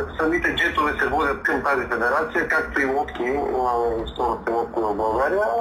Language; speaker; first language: Bulgarian; native; Bulgarian